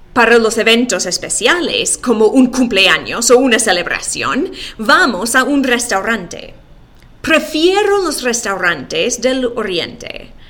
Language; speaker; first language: Spanish; non-native, fluent; English